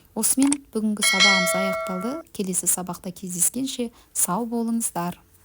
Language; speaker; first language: Kazakh; native; Kazakh